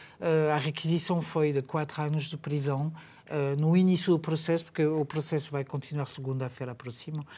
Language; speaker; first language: Portuguese; non-native, fluent; French